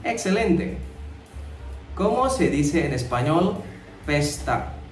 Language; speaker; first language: Spanish; non-native, fluent; Indonesian